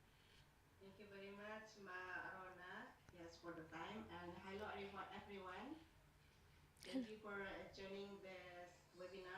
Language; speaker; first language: English; non-native, fluent; Indonesian